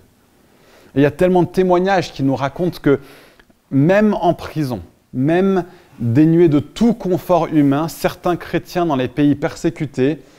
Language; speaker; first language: French; native; French